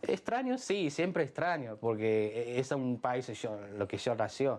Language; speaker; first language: Spanish; non-native, learner; Chinese